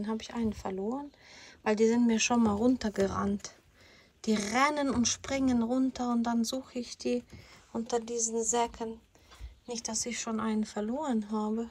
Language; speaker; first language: German; non-native, fluent; Ukrainian